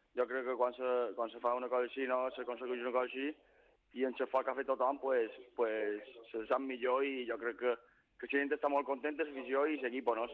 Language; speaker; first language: Catalan; native; Catalan